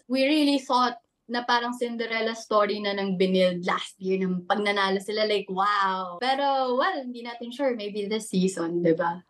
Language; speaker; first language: Filipino; native; Filipino